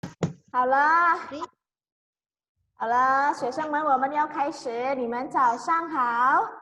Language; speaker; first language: Chinese; non-native, fluent; Indonesian